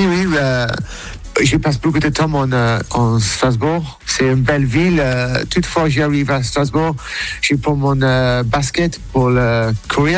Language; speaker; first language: French; non-native, learner; English